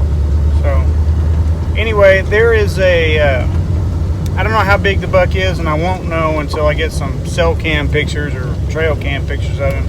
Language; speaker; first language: English; native; English